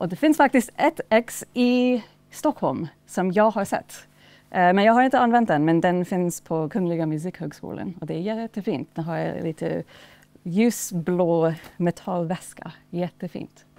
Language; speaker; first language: Swedish; non-native, fluent; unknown